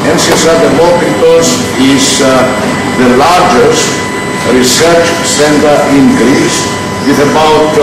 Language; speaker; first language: English; non-native, fluent; Greek